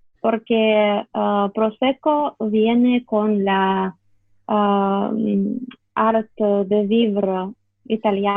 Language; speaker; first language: Spanish; non-native, fluent; Russian